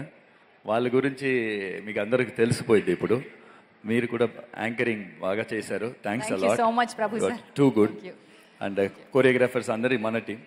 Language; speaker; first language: Telugu; non-native, local second language; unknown